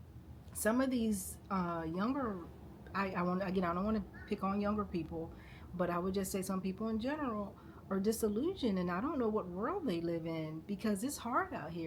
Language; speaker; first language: English; native; English